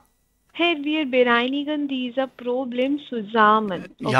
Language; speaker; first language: German; non-native, learner; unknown